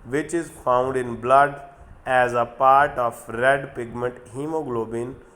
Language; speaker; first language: English; non-native, local second language; Punjabi